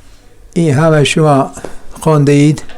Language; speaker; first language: Persian; non-native, fluent; Kashmiri